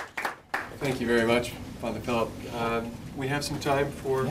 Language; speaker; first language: English; native; English